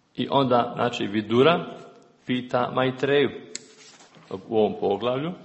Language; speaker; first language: Serbian; native; Serbian